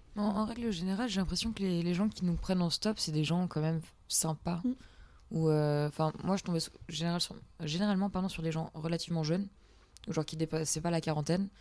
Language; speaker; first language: French; native; French